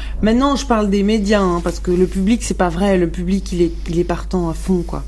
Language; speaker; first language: French; non-native, local second language; Arabic